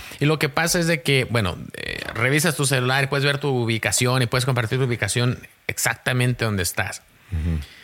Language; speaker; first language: Spanish; early bilingual, heritage; Spanish